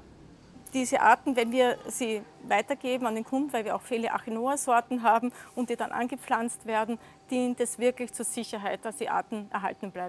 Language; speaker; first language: German; native; German